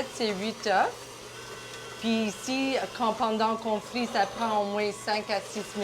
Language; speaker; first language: French; non-native, local second language; English